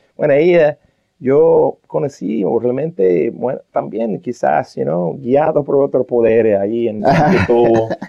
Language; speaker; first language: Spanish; non-native, fluent; English